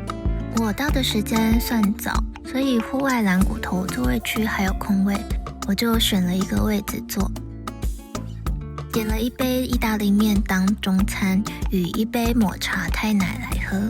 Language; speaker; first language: Chinese; native; Chinese